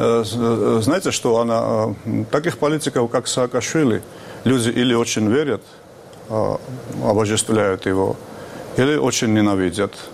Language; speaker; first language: Ukrainian; non-native, learner; Georgian